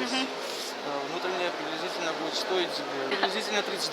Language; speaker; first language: Russian; non-native, fluent; Georgian